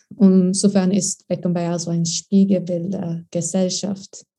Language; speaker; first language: German; non-native, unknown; Swedish